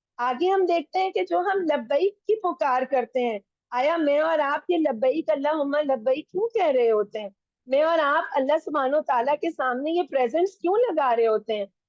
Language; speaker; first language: Urdu; non-native, local second language; Punjabi